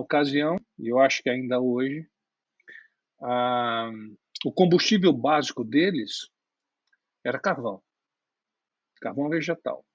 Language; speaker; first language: Portuguese; native; Portuguese